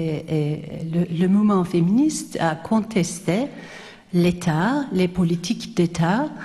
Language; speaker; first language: French; non-native, fluent; Turkish